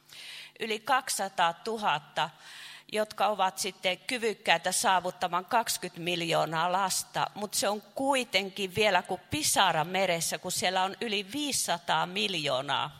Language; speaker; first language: Finnish; non-native, fluent; Chinese